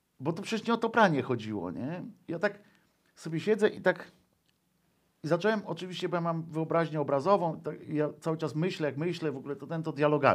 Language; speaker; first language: Polish; native; Polish